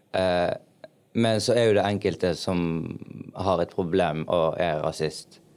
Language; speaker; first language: Norwegian; early bilingual, other home language; Arabic